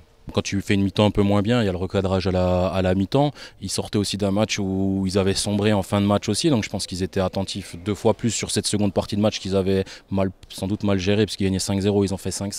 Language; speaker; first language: French; native; French